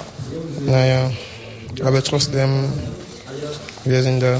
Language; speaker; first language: German; non-native, learner; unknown